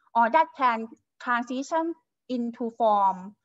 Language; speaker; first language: English; non-native, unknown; Thai